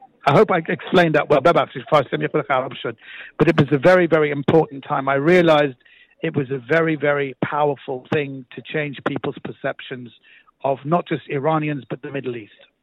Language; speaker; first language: English; early bilingual, other home language; Persian